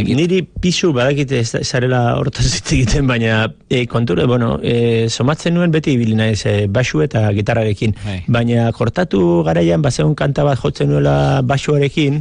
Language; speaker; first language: Basque; non-native, local second language; Spanish